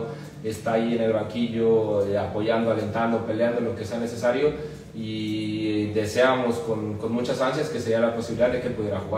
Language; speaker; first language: Spanish; native; Spanish